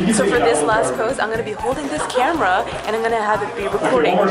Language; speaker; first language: English; native; English